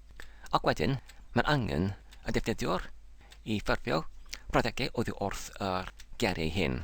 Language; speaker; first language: Welsh; non-native, fluent; English